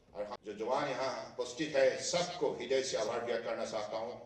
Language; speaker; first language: Hindi; non-native, local second language; Assamese